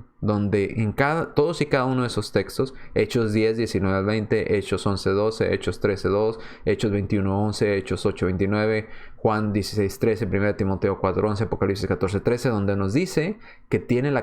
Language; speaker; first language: Spanish; native; Spanish